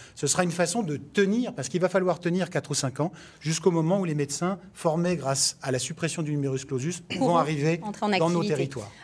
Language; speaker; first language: French; native; French